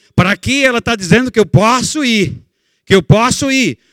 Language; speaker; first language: Portuguese; native; Portuguese